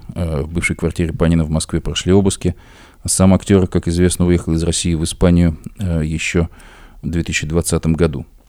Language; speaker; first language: Russian; native; Russian